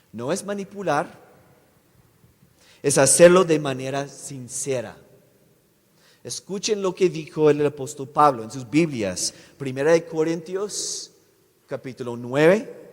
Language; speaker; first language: Spanish; non-native, fluent; English